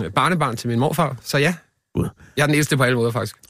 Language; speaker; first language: Danish; early bilingual, other home language; Spanish